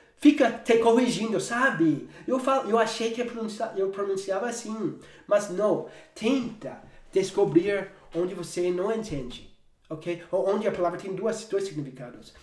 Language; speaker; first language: Portuguese; non-native, fluent; English